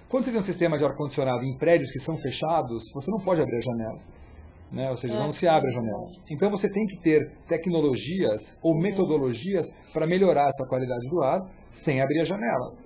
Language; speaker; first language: Portuguese; native; Portuguese